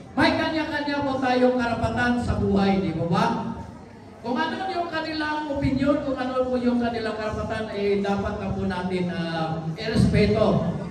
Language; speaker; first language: Filipino; non-native, local second language; Cebuano